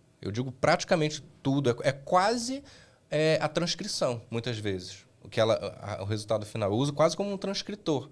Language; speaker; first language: Portuguese; native; Portuguese